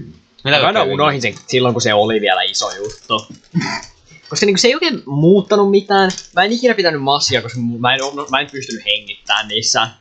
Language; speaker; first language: Finnish; native; Finnish